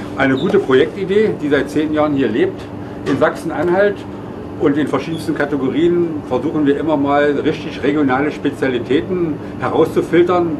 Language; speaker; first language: German; native; German